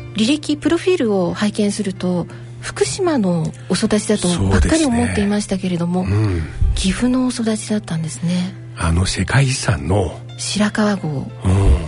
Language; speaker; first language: Japanese; native; Japanese